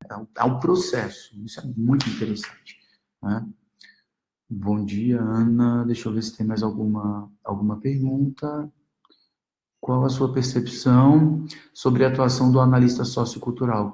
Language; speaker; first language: Portuguese; native; Portuguese